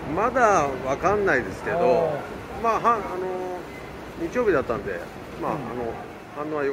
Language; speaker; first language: Japanese; native; Japanese